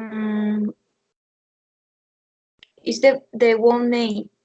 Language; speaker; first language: English; non-native, learner; Spanish